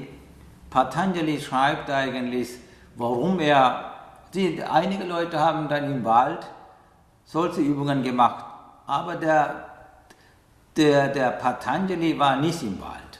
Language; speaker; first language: German; non-native, fluent; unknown